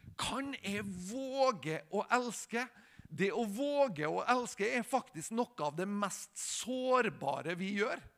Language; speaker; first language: Norwegian; native; Norwegian